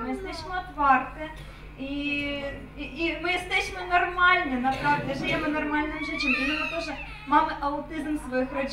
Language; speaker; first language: Polish; non-native, fluent; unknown